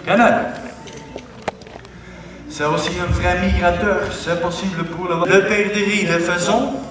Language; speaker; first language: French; non-native, learner; Dutch